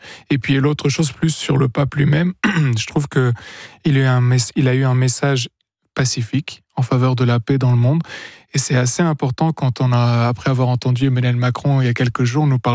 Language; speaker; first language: French; non-native, local second language; Arabic